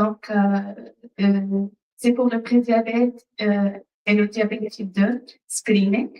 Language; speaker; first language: French; non-native, fluent; Arabic